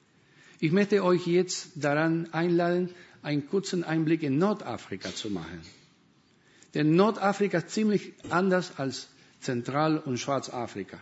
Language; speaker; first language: German; non-native, fluent; Spanish